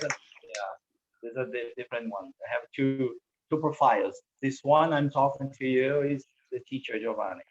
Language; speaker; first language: English; non-native, fluent; Portuguese